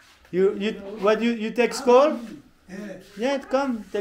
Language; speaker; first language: English; non-native, fluent; French